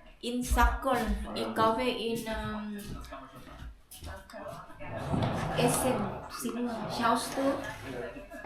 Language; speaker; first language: German; non-native, learner; Thai